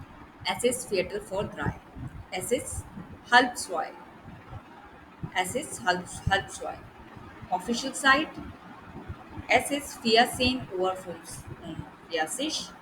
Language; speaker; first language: German; non-native, learner; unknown